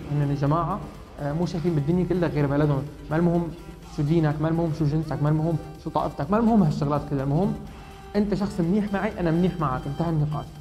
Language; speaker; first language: Arabic; native; Arabic